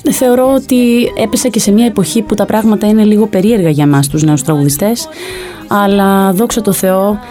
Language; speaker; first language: Greek; early bilingual, heritage; Greek